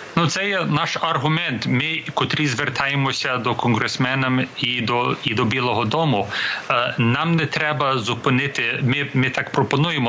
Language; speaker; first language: Ukrainian; early bilingual, heritage; English